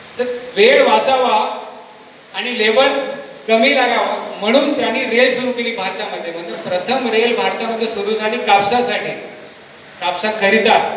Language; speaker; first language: Marathi; non-native, local second language; Hindi